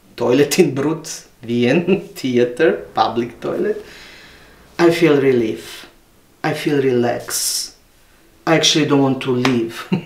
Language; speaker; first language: English; non-native, learner; Serbian